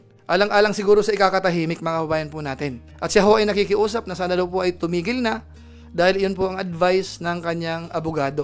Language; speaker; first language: Filipino; native; Filipino